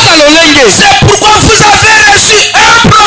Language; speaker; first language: French; non-native, local second language; Lingala